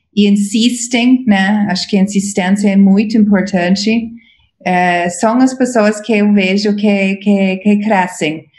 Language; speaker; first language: Portuguese; non-native, fluent; English